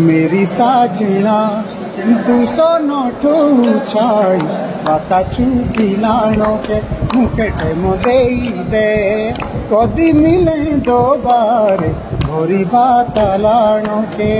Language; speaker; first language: Hindi; non-native, local second language; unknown